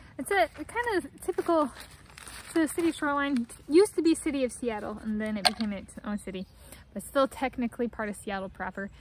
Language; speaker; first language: English; native; English